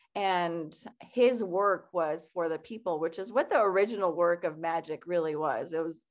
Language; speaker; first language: English; early bilingual, other home language; Persian